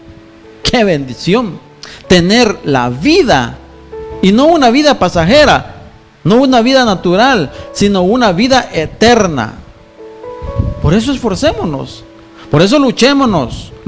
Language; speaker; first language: Spanish; native; Spanish